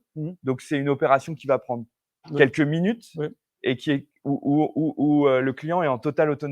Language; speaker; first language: French; native; French